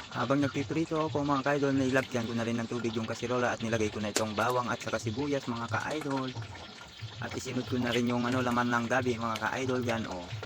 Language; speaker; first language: Filipino; non-native, local second language; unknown